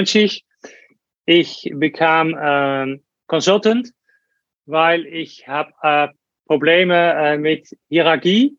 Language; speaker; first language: German; non-native, learner; Dutch